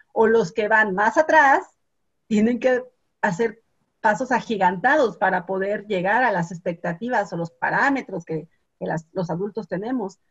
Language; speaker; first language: Spanish; native; Spanish